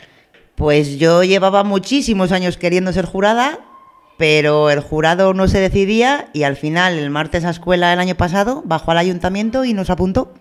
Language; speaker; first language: Spanish; native; Spanish